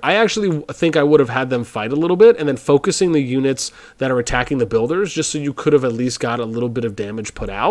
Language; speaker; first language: English; native; English